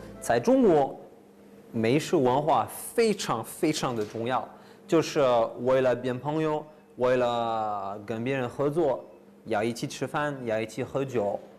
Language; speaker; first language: Chinese; non-native, fluent; French